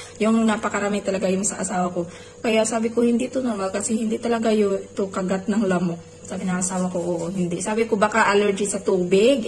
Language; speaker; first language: Filipino; non-native, local second language; Cebuano